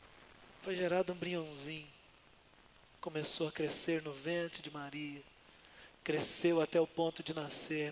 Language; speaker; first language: Portuguese; native; Portuguese